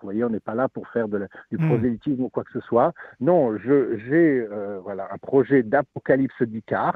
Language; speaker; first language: French; native; French